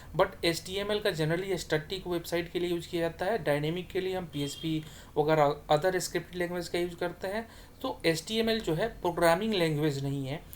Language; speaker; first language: Hindi; native; Hindi